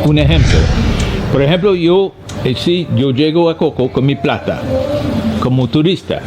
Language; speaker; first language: Spanish; non-native, learner; French